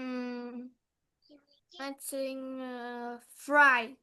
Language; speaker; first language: English; non-native, learner; Vietnamese